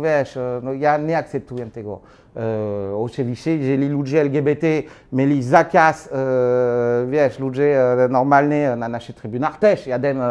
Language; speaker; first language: Polish; non-native, learner; French